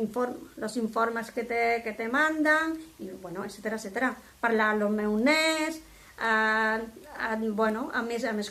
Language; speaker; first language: Catalan; non-native, local second language; Spanish